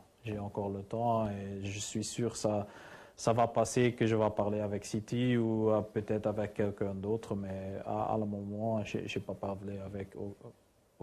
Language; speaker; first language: French; non-native, learner; Dutch